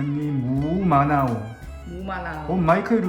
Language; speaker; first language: Thai; non-native, learner; Korean